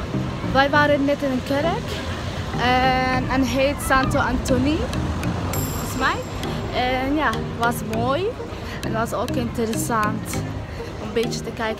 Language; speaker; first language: Dutch; non-native, learner; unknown